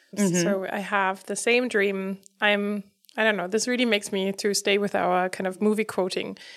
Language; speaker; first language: English; non-native, fluent; German